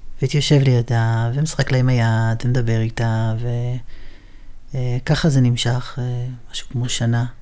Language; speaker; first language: Hebrew; native; Hebrew